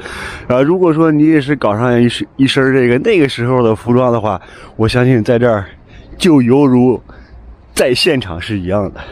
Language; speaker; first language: Chinese; native; Chinese